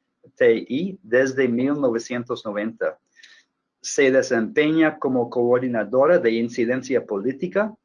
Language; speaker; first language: Spanish; non-native, fluent; English